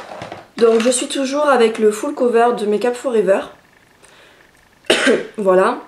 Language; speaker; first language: French; native; French